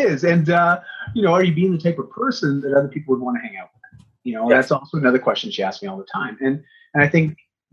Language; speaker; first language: English; native; English